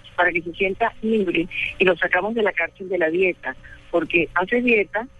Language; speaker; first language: Spanish; native; Spanish